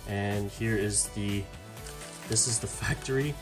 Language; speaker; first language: English; native; English